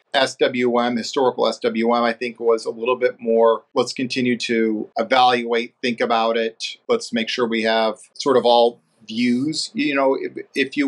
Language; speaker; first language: English; native; English